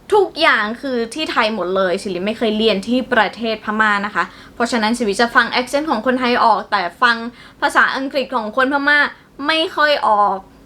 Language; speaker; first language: Thai; non-native, fluent; Burmese